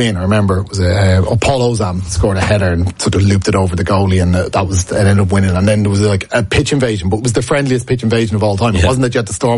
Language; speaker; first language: English; native; English